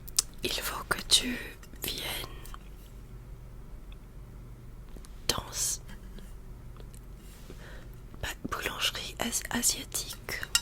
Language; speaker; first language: French; non-native, learner; English